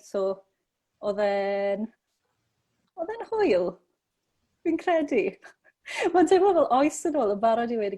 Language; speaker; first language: Welsh; native; Welsh